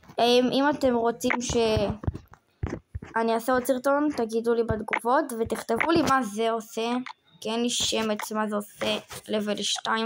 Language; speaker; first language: Hebrew; native; Hebrew